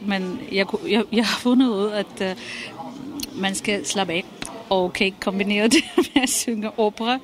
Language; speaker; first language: Danish; non-native, fluent; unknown